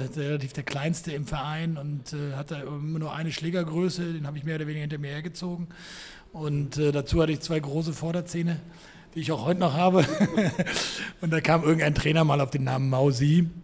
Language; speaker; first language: German; native; German